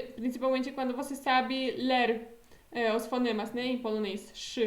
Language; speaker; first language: Portuguese; non-native, fluent; Polish